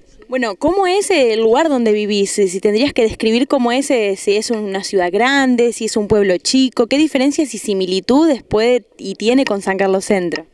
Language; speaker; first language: Spanish; native; Spanish